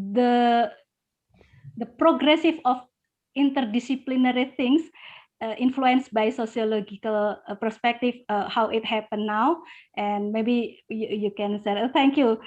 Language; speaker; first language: English; non-native, learner; Indonesian